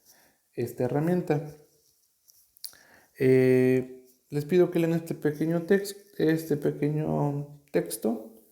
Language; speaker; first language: Spanish; native; Spanish